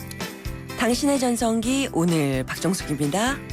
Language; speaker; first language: Korean; native; Korean